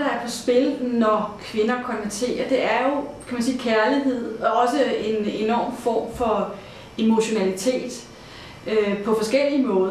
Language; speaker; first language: Danish; native; Danish